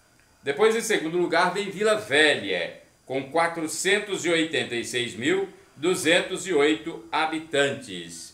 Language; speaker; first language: Portuguese; native; Portuguese